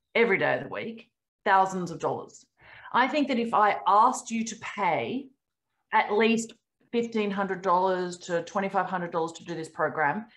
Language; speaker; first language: English; native; English